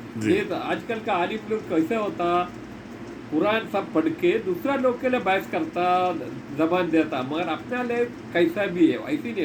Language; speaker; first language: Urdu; non-native, local second language; Malayalam